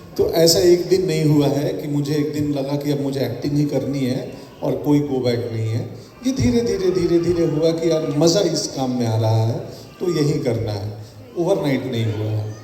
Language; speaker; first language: Hindi; native; Hindi